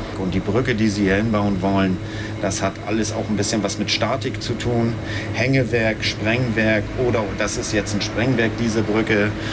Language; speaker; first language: German; native; German